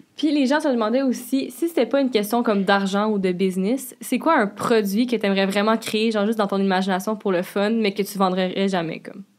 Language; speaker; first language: French; native; French